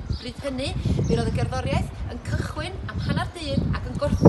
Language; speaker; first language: Welsh; native; Welsh